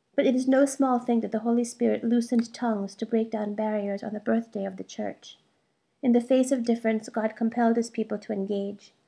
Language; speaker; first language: English; early bilingual, other home language; Malayalam